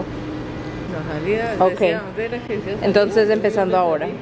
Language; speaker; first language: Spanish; early bilingual, heritage; Spanish